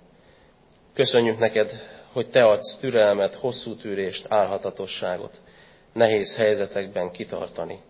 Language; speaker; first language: Hungarian; native; Hungarian